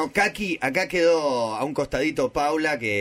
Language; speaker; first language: Spanish; native; Spanish